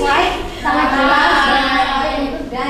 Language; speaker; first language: English; non-native, learner; Indonesian